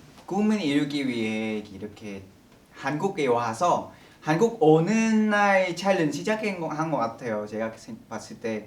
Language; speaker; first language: Korean; non-native, fluent; Vietnamese